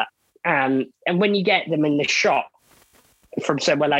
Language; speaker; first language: English; native; English